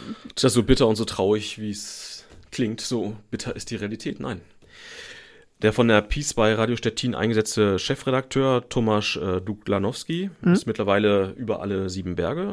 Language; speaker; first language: German; native; German